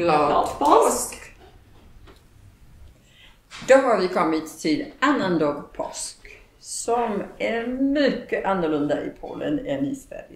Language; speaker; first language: Swedish; non-native, fluent; Polish